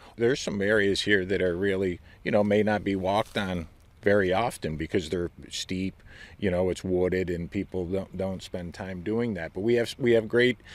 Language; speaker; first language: English; native; English